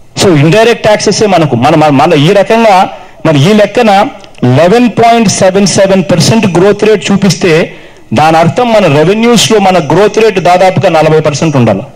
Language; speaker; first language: Telugu; native; Telugu